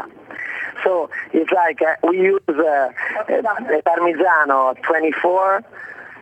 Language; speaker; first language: English; non-native, fluent; Italian